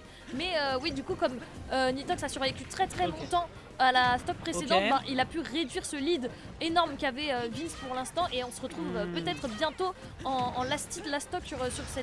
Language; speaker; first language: French; native; French